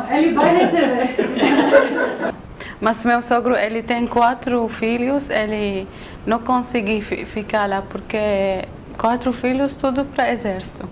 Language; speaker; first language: Portuguese; non-native, learner; Arabic